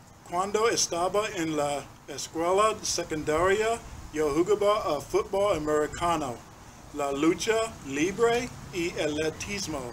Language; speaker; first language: Spanish; non-native, learner; English